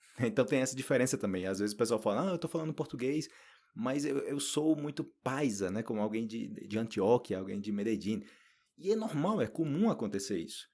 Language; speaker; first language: Portuguese; native; Portuguese